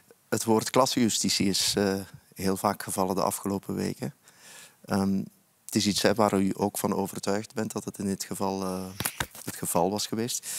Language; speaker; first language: Dutch; native; Dutch